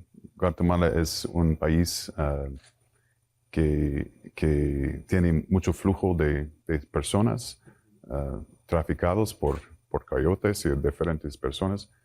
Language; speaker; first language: Spanish; non-native, fluent; English